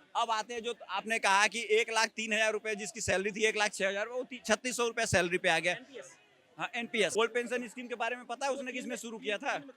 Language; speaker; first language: Hindi; native; Hindi